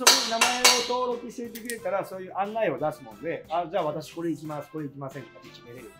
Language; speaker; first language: Japanese; native; Japanese